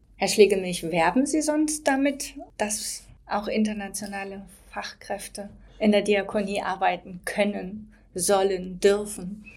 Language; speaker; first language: German; native; German